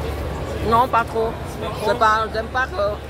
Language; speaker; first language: French; non-native, fluent; Vietnamese